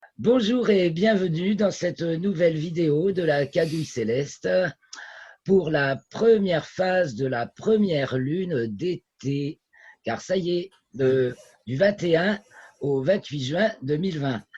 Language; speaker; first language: French; native; French